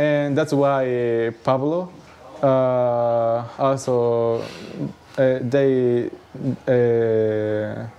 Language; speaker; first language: English; non-native, learner; Spanish